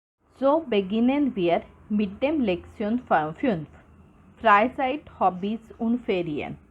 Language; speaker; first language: German; non-native, fluent; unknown